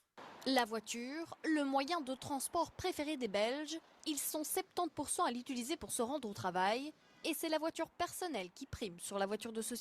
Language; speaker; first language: French; native; French